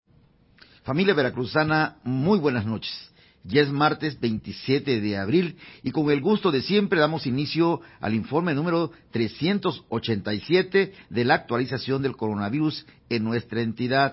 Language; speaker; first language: Spanish; native; Spanish